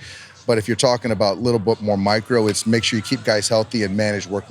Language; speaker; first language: English; native; English